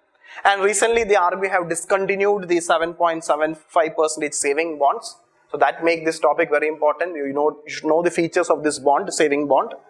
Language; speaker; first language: English; non-native, local second language; Malayalam